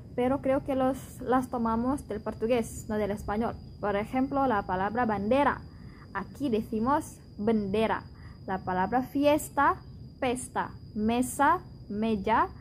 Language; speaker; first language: Spanish; non-native, fluent; Indonesian